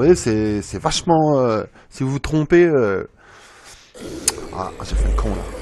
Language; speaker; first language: French; native; French